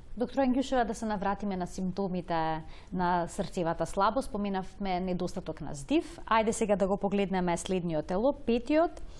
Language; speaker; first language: Macedonian; native; Macedonian